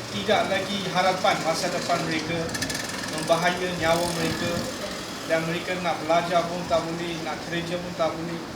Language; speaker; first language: Malay; non-native, fluent; Rohingya